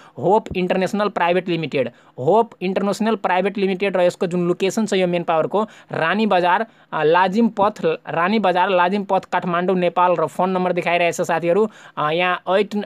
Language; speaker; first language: Nepali; non-native, local second language; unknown